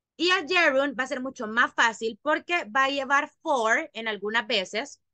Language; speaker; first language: Spanish; native; Spanish